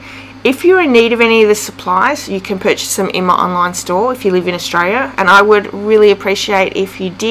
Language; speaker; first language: English; native; English